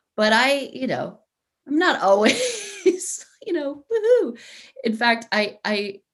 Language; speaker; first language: English; native; English